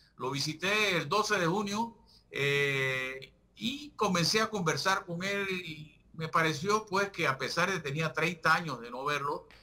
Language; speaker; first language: Spanish; native; Spanish